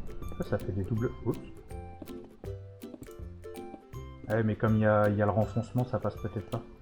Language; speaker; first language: French; native; French